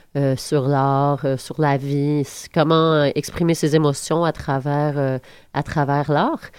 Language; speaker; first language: French; native; French